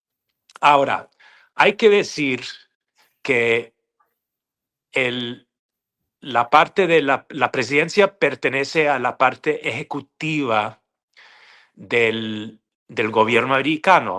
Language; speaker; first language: Spanish; non-native, fluent; English